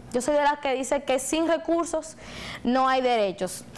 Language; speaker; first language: Spanish; native; Spanish